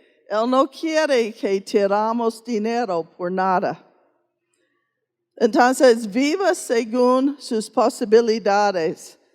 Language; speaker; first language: Spanish; non-native, fluent; English